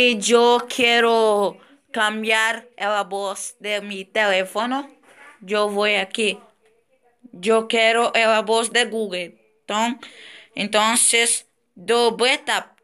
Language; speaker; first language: Spanish; non-native, fluent; Portuguese